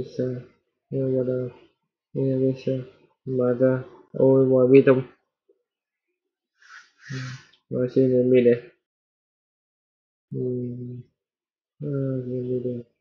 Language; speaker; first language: Spanish; non-native, learner; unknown